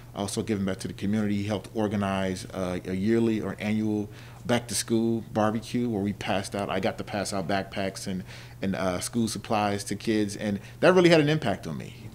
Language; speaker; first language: English; native; English